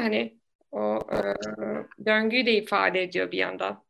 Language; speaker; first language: Turkish; native; Turkish